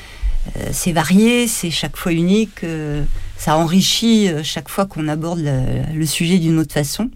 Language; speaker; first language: French; native; French